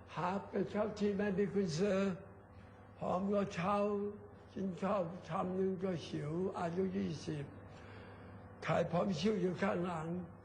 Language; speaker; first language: Thai; non-native, learner; Chinese